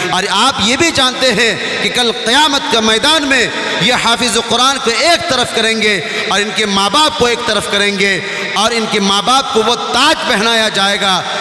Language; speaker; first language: Urdu; non-native, local second language; Bangla